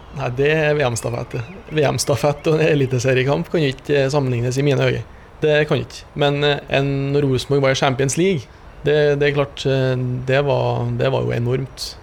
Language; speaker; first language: Norwegian; native; Norwegian